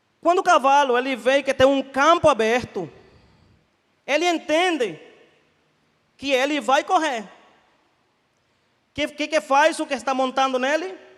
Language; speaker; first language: Portuguese; non-native, fluent; Spanish